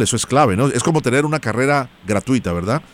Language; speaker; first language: Spanish; native; Spanish